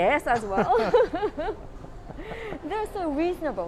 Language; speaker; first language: English; non-native, fluent; Japanese